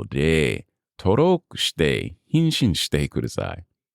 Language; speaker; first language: Japanese; non-native, learner; English